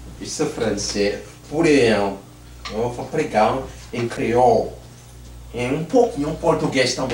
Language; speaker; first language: Portuguese; non-native, learner; Haitian Creole